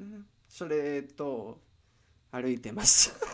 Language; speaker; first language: Japanese; non-native, learner; Spanish